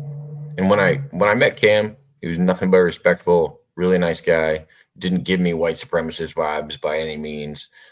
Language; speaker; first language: English; native; English